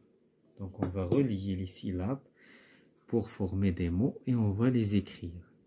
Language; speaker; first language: French; non-native, local second language; Arabic